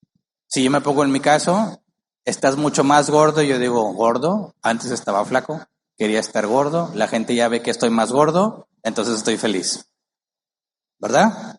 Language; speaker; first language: Spanish; native; Spanish